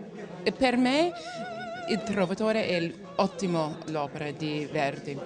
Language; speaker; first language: Italian; non-native, learner; English